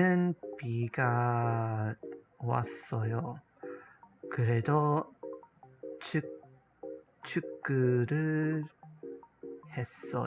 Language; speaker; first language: Korean; non-native, learner; English